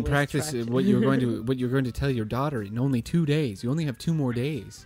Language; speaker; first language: English; non-native, local second language; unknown